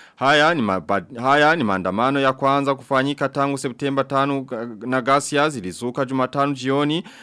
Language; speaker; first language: Swahili; non-native, local second language; Rundi